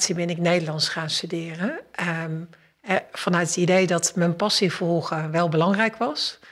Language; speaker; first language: Dutch; native; Dutch